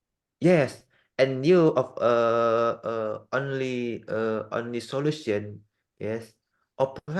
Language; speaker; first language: English; non-native, learner; Indonesian